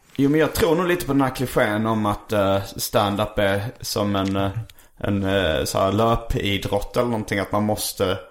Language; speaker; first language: Swedish; native; Swedish